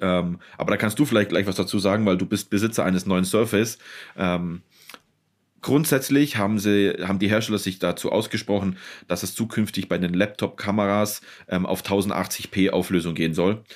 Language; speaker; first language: German; native; German